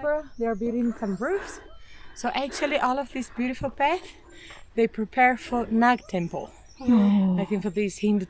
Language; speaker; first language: English; non-native, fluent; Tibetan